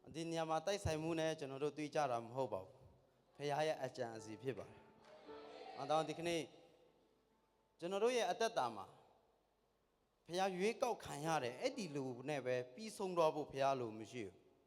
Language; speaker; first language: Burmese; non-native, local second language; Kachin